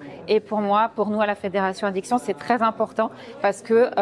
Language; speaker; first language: French; native; French